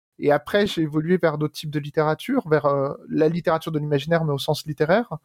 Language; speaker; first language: French; native; French